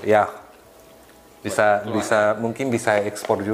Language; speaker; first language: Indonesian; non-native, fluent; Japanese